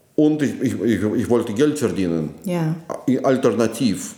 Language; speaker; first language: German; non-native, fluent; Russian